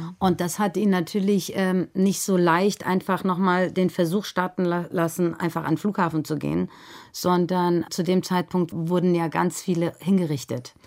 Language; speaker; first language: German; early bilingual, other home language; Persian